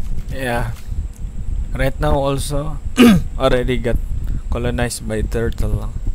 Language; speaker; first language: English; non-native, local second language; Malay